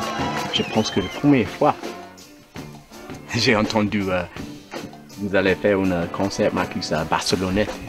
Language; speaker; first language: French; non-native, learner; English